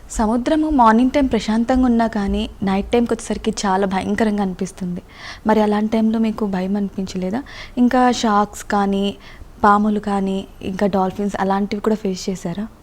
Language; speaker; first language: Telugu; native; Telugu